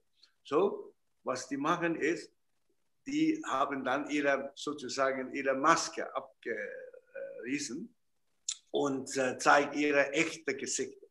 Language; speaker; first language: German; non-native, fluent; Chinese